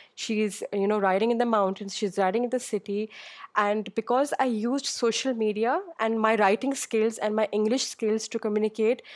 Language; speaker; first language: English; non-native, local second language; Urdu